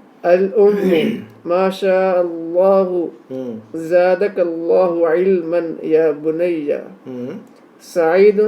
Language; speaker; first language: Arabic; non-native, learner; Urdu